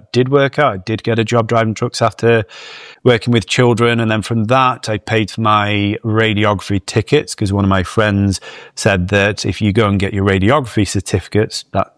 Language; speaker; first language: English; native; English